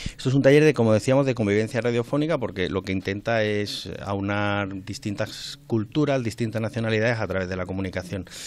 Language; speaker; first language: Spanish; native; Spanish